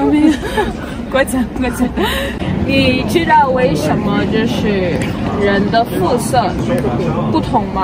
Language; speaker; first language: Chinese; non-native, fluent; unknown